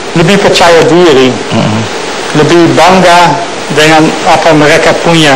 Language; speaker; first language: Indonesian; non-native, fluent; Dutch